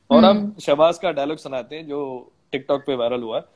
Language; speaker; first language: Hindi; non-native, local second language; Punjabi